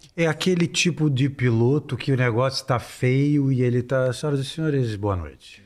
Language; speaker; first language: Portuguese; native; Portuguese